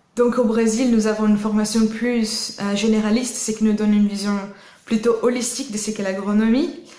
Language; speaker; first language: French; non-native, fluent; Portuguese